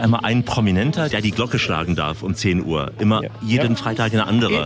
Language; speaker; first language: German; native; German